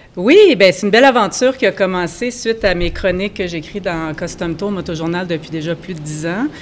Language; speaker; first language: French; native; French